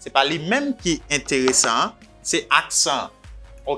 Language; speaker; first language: French; non-native, local second language; Haitian Creole